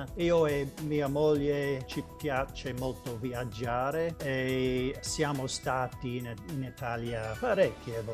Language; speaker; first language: Italian; non-native, learner; English